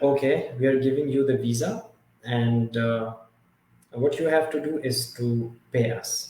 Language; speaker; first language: English; non-native, local second language; Pashto